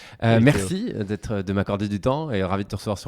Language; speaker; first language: French; native; French